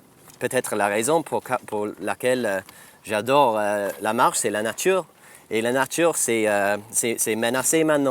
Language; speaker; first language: French; non-native, fluent; English